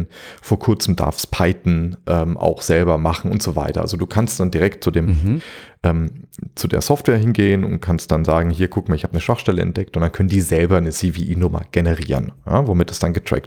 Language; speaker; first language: German; native; German